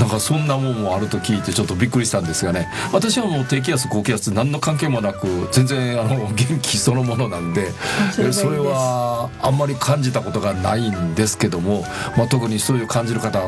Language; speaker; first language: Japanese; native; Japanese